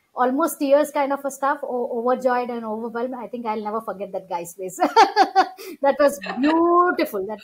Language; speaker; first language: English; non-native, local second language; Gujarati